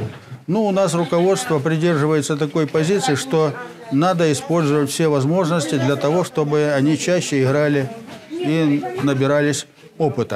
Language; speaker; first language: Russian; native; Russian